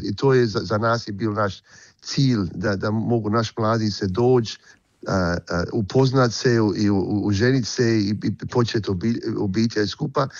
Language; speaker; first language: Croatian; early bilingual, heritage; Croatian